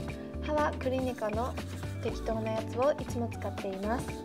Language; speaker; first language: Japanese; early bilingual, heritage; Japanese